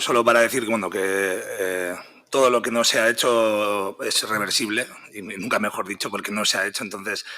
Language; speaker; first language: Spanish; native; Spanish